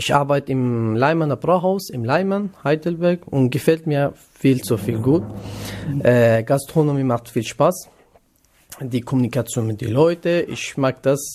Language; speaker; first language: German; non-native, learner; Kurdish